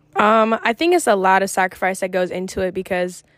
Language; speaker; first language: English; early bilingual, other home language; Greek